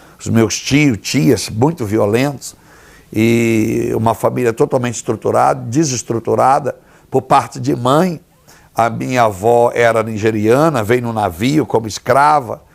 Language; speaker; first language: Portuguese; native; Portuguese